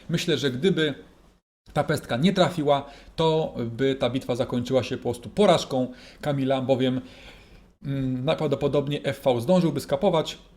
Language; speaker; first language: Polish; native; Polish